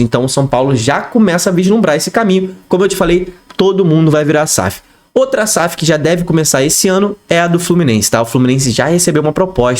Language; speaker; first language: Portuguese; native; Portuguese